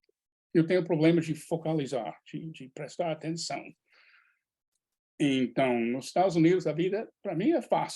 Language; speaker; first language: Portuguese; non-native, fluent; English